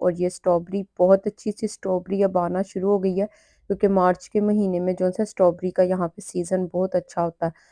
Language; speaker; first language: Urdu; native; Urdu